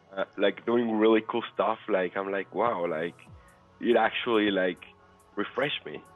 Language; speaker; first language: English; non-native, fluent; Spanish